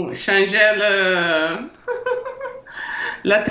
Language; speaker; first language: French; non-native, learner; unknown